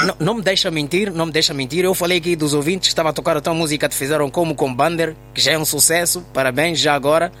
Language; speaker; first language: Portuguese; native; Portuguese